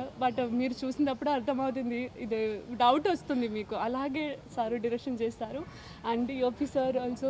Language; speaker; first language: Telugu; non-native, learner; Malayalam